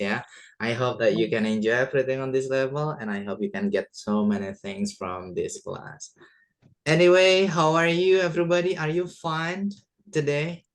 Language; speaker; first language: English; non-native, fluent; Indonesian